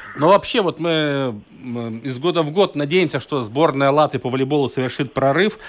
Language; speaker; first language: Russian; native; Russian